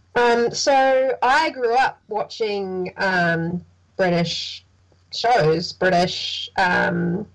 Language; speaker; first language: English; native; English